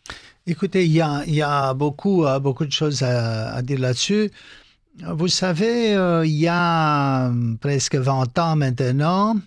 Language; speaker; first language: French; non-native, fluent; Romanian